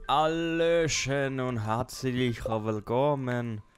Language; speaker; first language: German; native; German